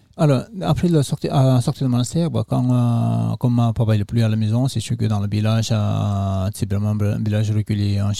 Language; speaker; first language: French; non-native, fluent; Nepali